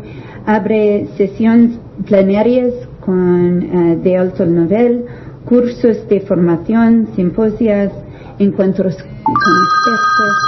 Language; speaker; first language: Spanish; non-native, learner; English